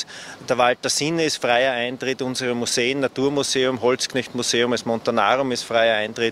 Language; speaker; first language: German; native; German